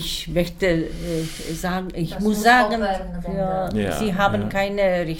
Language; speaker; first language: German; non-native, learner; Czech